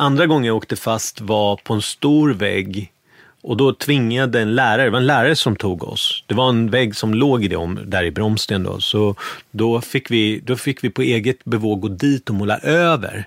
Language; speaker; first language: Swedish; native; Swedish